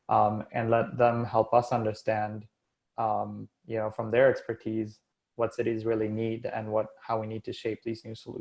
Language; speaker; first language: English; non-native, fluent; German